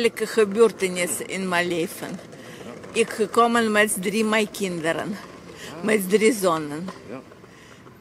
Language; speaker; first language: Dutch; non-native, learner; Russian